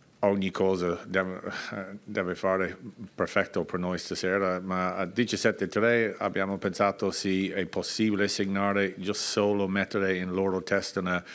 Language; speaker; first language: Italian; non-native, learner; English